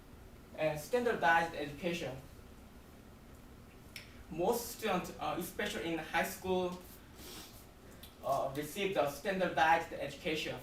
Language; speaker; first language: English; non-native, learner; Korean